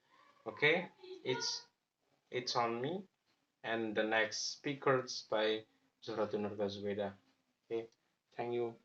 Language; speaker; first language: English; non-native, learner; Javanese